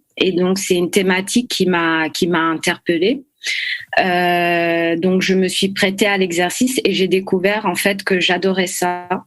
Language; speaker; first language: French; native; French